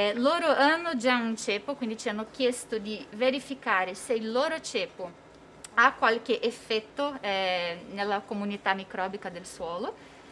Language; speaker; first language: Italian; non-native, fluent; Portuguese